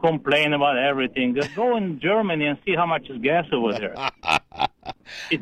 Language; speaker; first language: English; non-native, fluent; Romanian